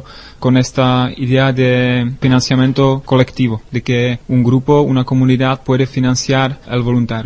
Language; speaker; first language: Spanish; non-native, learner; Czech